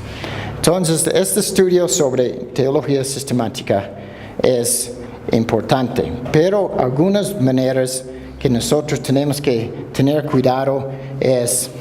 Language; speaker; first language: Spanish; non-native, fluent; English